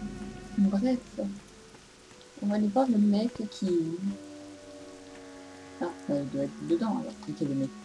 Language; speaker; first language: French; native; French